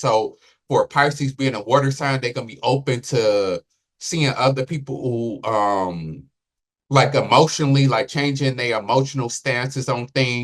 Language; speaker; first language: English; native; English